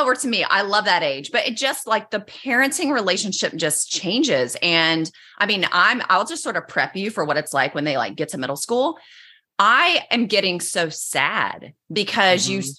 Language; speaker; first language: English; native; English